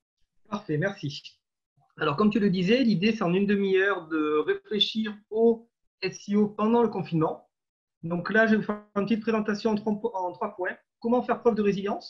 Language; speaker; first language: French; native; French